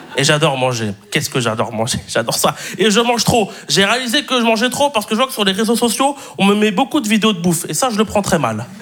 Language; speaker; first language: French; native; French